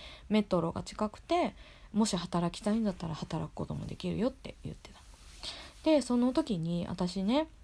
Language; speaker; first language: Japanese; native; Japanese